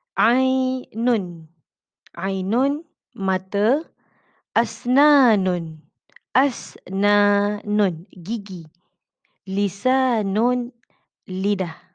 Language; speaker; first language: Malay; native; Malay